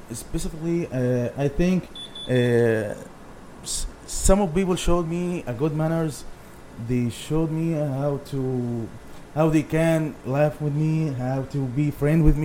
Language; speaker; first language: English; non-native, learner; Arabic